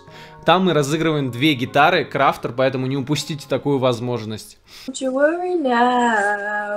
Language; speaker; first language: Russian; native; Russian